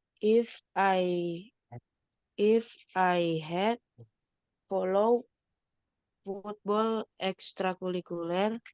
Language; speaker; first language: English; non-native, learner; Indonesian